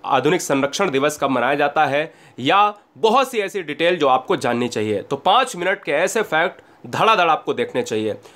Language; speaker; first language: Hindi; native; Hindi